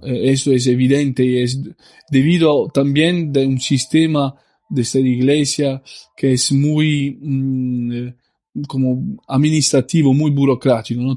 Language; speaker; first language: Spanish; non-native, fluent; Italian